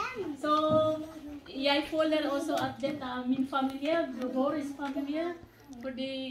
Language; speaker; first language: Norwegian; non-native, fluent; Indonesian